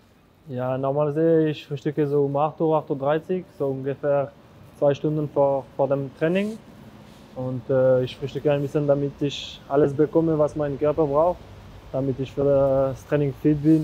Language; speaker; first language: German; non-native, local second language; French